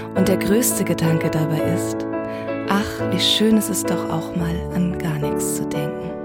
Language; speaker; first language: German; non-native, local second language; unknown